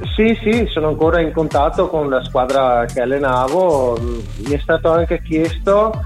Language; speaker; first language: Italian; native; Italian